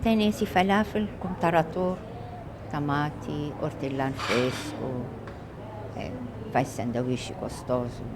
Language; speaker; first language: Portuguese; non-native, learner; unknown